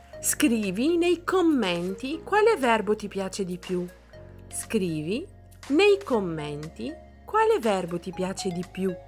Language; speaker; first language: Italian; non-native, fluent; Arabic